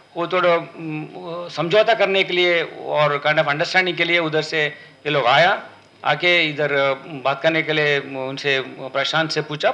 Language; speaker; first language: Hindi; non-native, local second language; Telugu